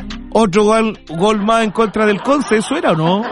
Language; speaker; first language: Spanish; native; Spanish